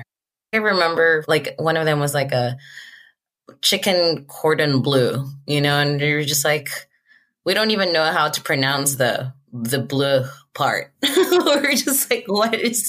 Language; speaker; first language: English; non-native, local second language; Hiligaynon